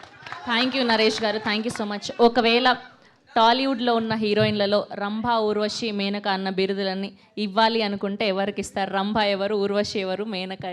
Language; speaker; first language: Telugu; native; Telugu